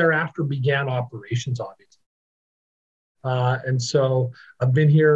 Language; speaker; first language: English; native; English